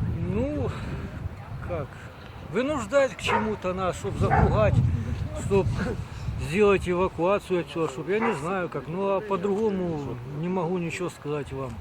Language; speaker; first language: Russian; native; Russian